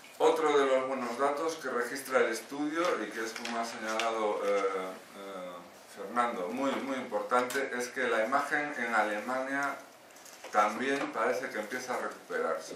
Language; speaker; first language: Spanish; native; Spanish